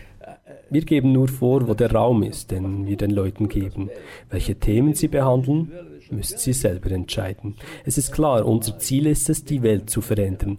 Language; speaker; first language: German; native; German